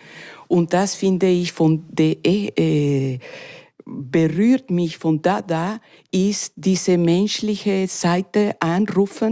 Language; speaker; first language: German; non-native, learner; Spanish